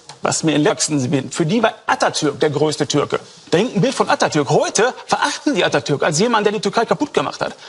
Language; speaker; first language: German; native; German